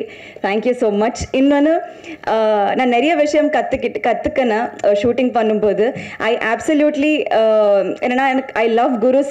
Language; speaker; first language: Tamil; non-native, learner; Telugu